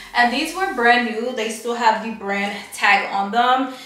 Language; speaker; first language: English; native; English